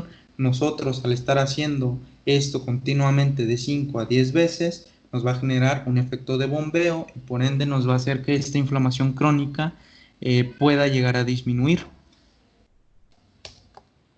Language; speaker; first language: Spanish; native; Spanish